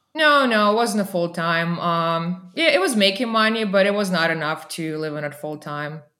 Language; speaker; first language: English; non-native, fluent; Russian